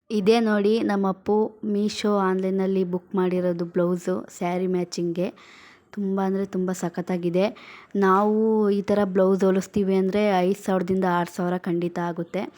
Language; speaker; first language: Kannada; non-native, local second language; Lambadi